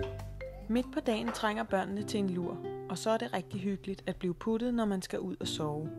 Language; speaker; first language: Danish; native; Danish